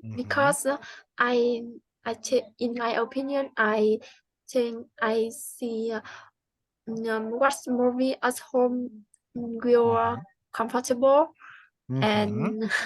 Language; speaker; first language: English; non-native, learner; Vietnamese